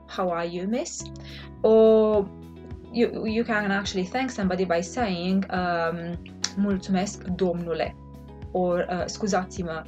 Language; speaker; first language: English; non-native, fluent; Romanian